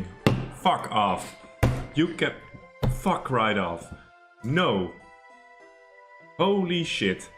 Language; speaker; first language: English; non-native, fluent; Dutch